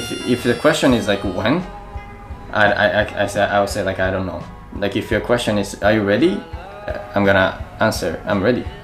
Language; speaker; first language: English; non-native, fluent; Japanese